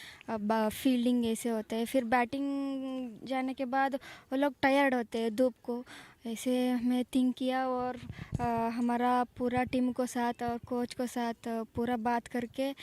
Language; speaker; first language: Hindi; non-native, local second language; Odia